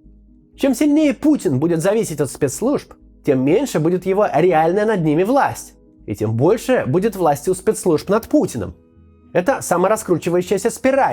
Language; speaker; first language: Russian; native; Russian